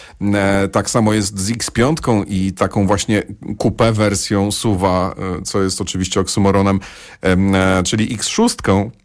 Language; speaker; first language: Polish; native; Polish